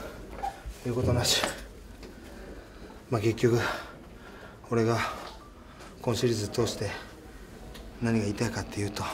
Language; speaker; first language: Japanese; native; Japanese